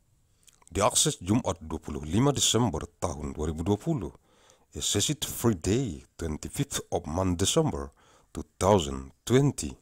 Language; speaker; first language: English; non-native, learner; Indonesian